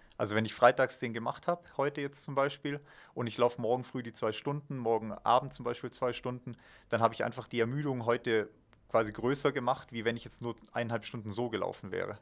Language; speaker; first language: German; native; German